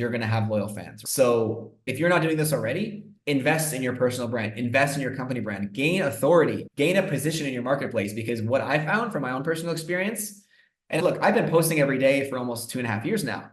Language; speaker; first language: English; native; English